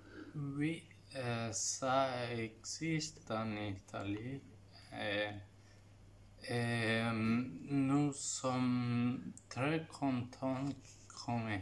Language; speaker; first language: French; non-native, learner; Italian